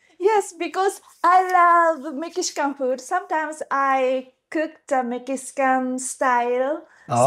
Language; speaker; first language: English; non-native, learner; Japanese